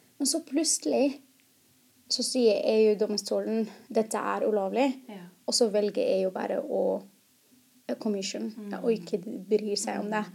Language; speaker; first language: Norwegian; non-native, fluent; Arabic